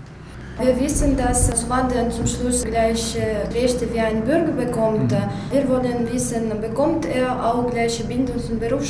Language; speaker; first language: German; non-native, learner; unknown